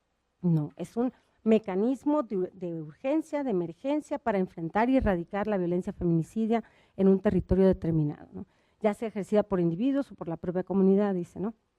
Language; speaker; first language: Spanish; native; Spanish